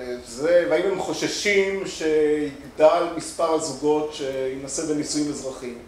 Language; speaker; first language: Hebrew; native; Hebrew